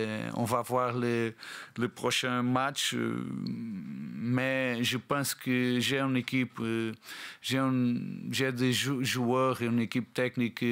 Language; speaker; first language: French; non-native, learner; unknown